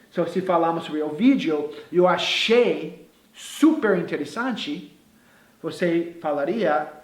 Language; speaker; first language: Portuguese; non-native, fluent; English